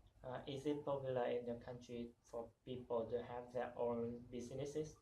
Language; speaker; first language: English; non-native, learner; Vietnamese